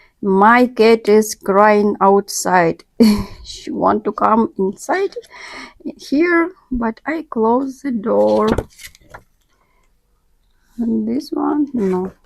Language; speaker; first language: English; non-native, learner; Russian